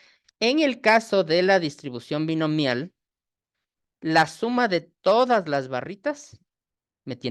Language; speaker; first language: Spanish; native; Spanish